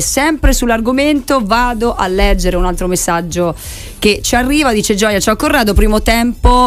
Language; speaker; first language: Italian; native; Italian